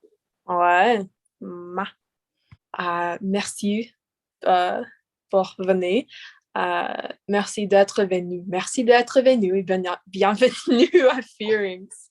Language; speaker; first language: French; non-native, learner; English